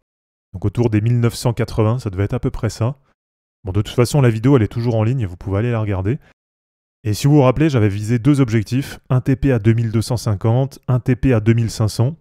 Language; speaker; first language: French; native; French